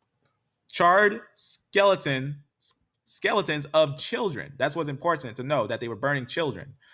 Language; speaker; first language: English; native; English